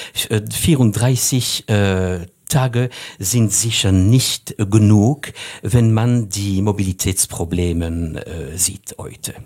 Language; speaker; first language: German; non-native, fluent; French